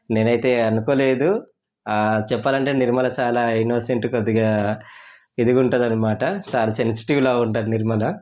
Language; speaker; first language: Telugu; native; Telugu